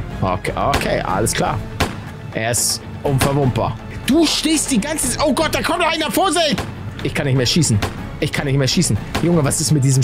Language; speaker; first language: German; native; German